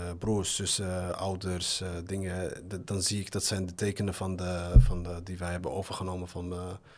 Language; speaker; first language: Dutch; early bilingual, other home language; Arabic